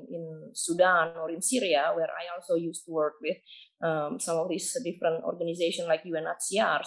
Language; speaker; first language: English; non-native, fluent; Indonesian